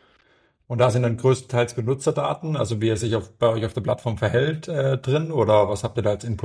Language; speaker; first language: German; native; German